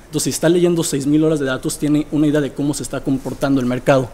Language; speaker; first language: Spanish; early bilingual, heritage; Spanish